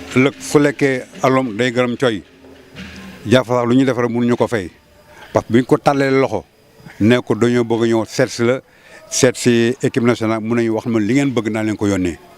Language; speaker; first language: Wolof; non-native, local second language; Jola-Fonyi